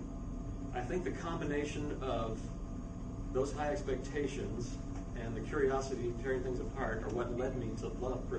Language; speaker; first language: English; native; English